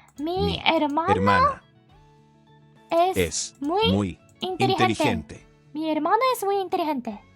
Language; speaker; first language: Spanish; non-native, learner; Japanese